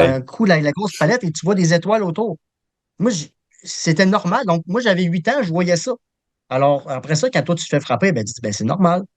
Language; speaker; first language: French; native; French